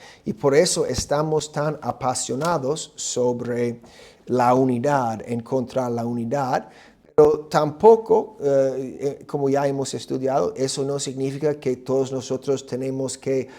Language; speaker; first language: Spanish; non-native, fluent; English